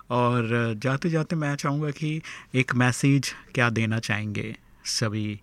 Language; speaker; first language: Hindi; native; Hindi